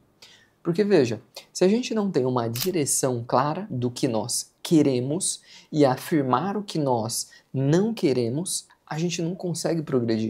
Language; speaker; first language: Portuguese; native; Portuguese